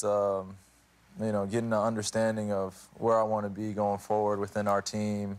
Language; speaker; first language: English; native; English